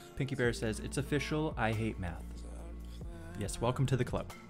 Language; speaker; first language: English; native; English